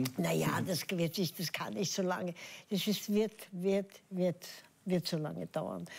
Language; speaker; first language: German; native; German